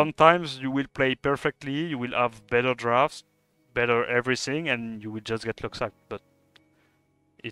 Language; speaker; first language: English; non-native, fluent; French